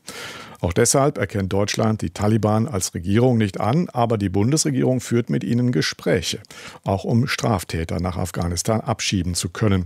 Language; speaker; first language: German; native; German